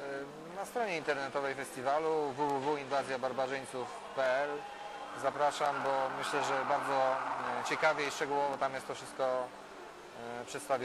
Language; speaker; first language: Polish; native; Polish